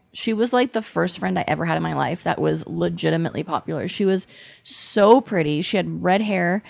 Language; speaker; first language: English; native; English